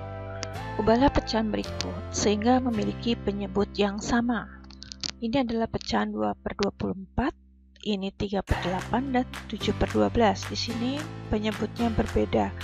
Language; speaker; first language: Indonesian; native; Indonesian